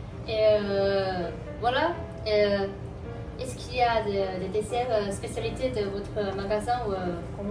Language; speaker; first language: French; non-native, learner; Chinese